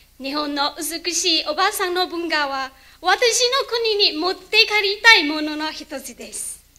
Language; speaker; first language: Japanese; non-native, learner; Chinese